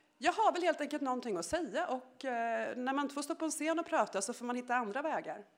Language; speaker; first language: Swedish; native; Swedish